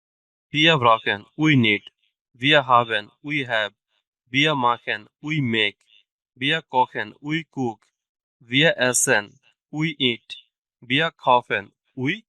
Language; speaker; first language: German; non-native, fluent; Bangla